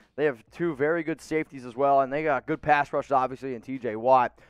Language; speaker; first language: English; native; English